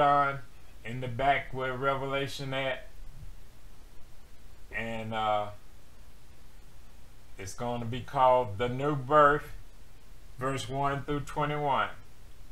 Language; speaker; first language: English; native; English